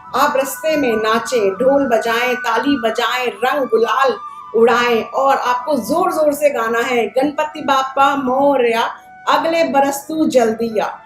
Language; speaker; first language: Hindi; native; Hindi